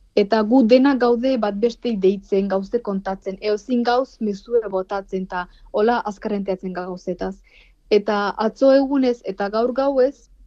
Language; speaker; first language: Basque; non-native, fluent; Ukrainian